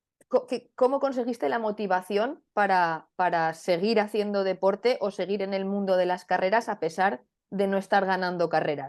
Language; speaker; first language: Spanish; native; Spanish